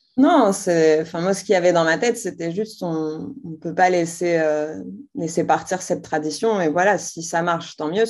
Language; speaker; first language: French; non-native, local second language; Arabic